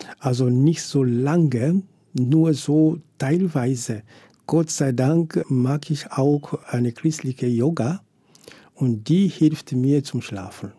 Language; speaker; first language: German; non-native, fluent; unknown